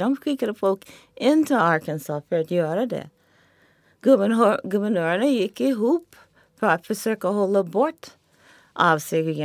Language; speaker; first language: Swedish; non-native, fluent; English